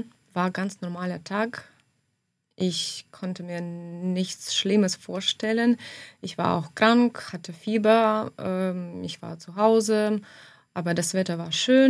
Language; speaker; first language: German; non-native, fluent; Ukrainian